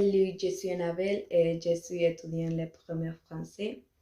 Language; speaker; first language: French; non-native, learner; Spanish